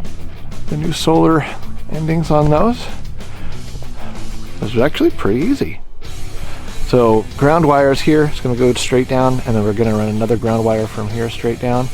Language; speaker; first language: English; native; English